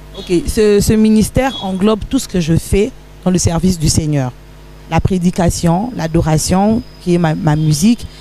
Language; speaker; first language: French; non-native, local second language; Lingala